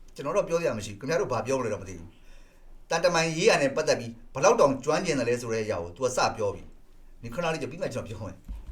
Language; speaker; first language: Burmese; native; Burmese